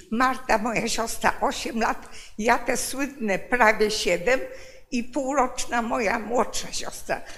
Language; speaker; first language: Polish; native; Polish